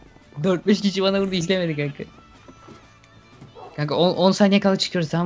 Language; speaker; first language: Turkish; native; Turkish